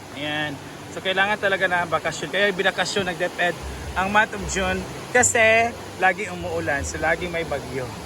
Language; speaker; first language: Filipino; non-native, local second language; Cebuano